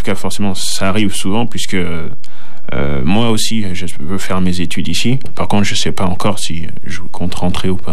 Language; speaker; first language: French; early bilingual, other home language; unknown